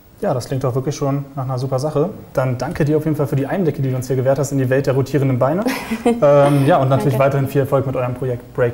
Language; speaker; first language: German; native; German